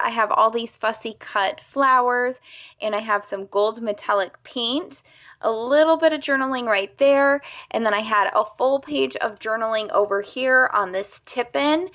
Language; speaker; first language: English; native; English